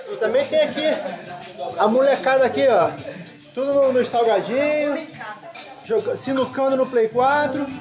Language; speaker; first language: Portuguese; native; Portuguese